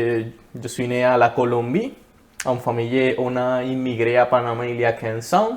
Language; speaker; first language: French; non-native, learner; Spanish